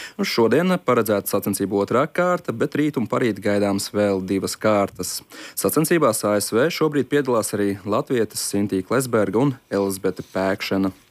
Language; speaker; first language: Latvian; native; Latvian